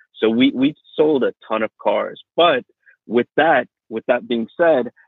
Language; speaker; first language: English; native; English